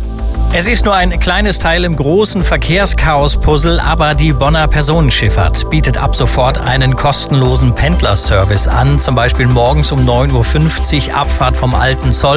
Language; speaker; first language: German; native; German